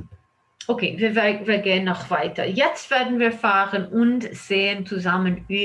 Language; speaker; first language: German; non-native, fluent; English